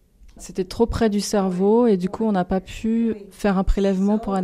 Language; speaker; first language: French; native; French